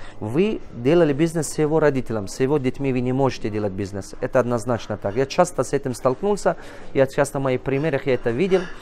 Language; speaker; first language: Russian; non-native, local second language; Tajik